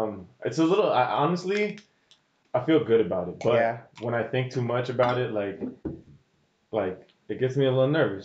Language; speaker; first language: English; early bilingual, other home language; Spanish